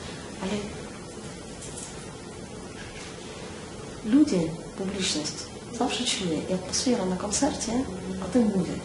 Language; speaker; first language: Polish; non-native, learner; Russian